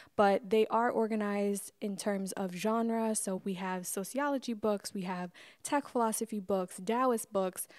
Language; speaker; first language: English; native; English